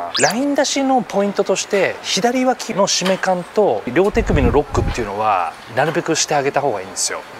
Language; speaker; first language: Japanese; native; Japanese